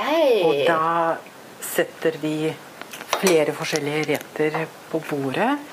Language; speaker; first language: Norwegian; non-native, fluent; Russian